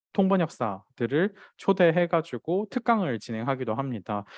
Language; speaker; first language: Korean; non-native, fluent; Chinese